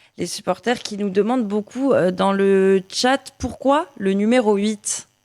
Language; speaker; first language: French; native; French